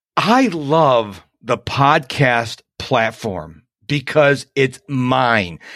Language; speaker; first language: English; native; English